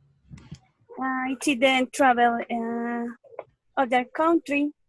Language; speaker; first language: English; non-native, learner; Spanish